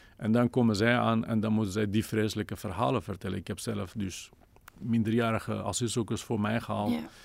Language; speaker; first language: Dutch; non-native, fluent; Kurdish